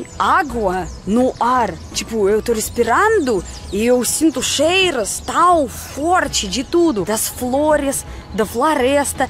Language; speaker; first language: Portuguese; non-native, fluent; Russian